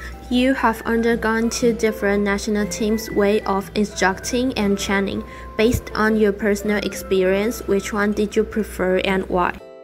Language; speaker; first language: English; non-native, fluent; Chinese